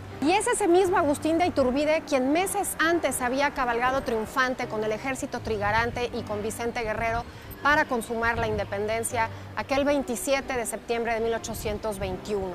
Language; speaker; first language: Spanish; native; Spanish